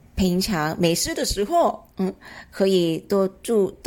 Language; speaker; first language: Chinese; non-native, local second language; Cantonese